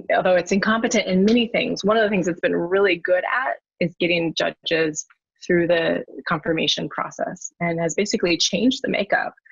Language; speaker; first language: English; native; English